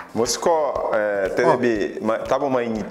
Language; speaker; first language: Japanese; non-native, learner; Portuguese